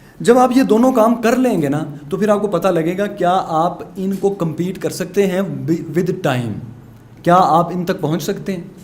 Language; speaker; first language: Urdu; non-native, local second language; Punjabi